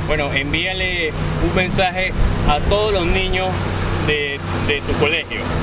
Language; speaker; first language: Spanish; native; Spanish